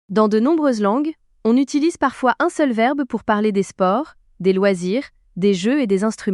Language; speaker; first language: French; native; French